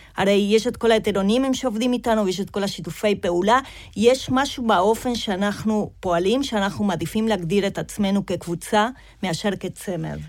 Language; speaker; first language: Hebrew; non-native, fluent; Spanish